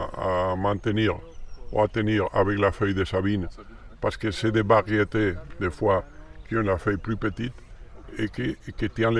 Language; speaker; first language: French; non-native, learner; Spanish